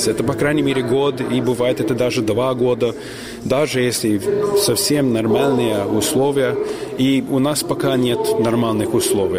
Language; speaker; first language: Russian; non-native, fluent; English